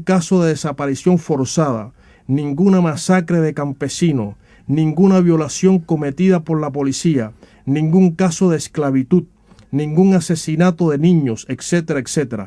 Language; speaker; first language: Spanish; native; Spanish